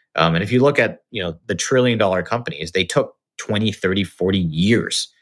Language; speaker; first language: English; native; English